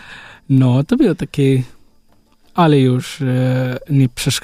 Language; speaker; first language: Polish; non-native, learner; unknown